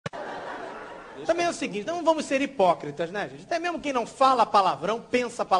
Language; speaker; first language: Portuguese; native; Portuguese